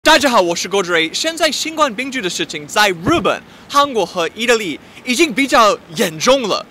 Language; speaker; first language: Chinese; non-native, fluent; English